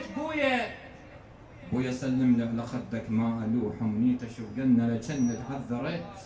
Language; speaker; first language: Arabic; native; Arabic